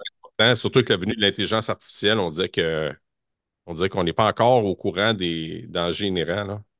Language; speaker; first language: French; native; French